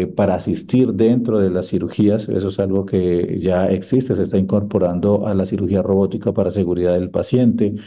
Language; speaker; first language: Spanish; native; Spanish